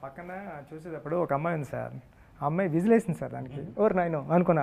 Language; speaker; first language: Telugu; native; Telugu